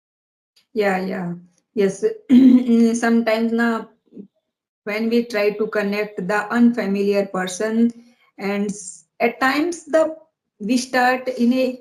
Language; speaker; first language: English; non-native, learner; Hindi